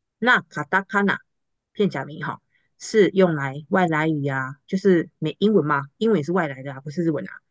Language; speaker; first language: Chinese; native; Chinese